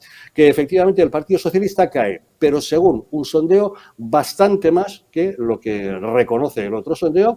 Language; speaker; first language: Spanish; native; Spanish